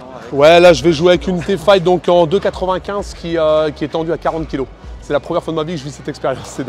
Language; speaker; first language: French; native; French